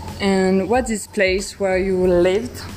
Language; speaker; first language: English; non-native, learner; French